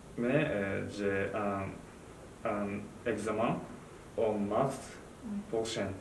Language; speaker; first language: French; non-native, learner; Japanese